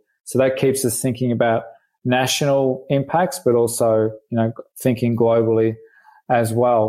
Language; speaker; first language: English; native; English